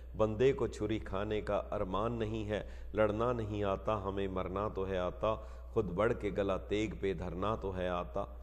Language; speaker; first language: Hindi; non-native, local second language; Punjabi